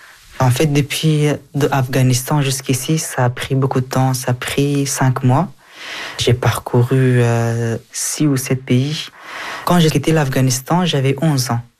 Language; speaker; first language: French; early bilingual, other home language; Persian